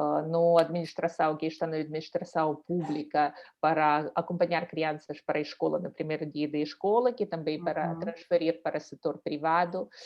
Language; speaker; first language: Portuguese; non-native, fluent; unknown